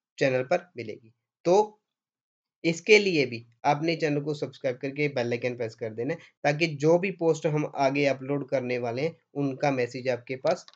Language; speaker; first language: Hindi; non-native, local second language; Punjabi